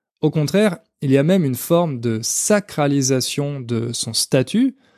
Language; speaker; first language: French; native; French